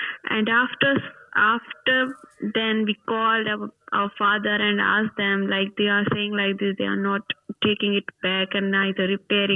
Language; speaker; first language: English; non-native, local second language; Hindi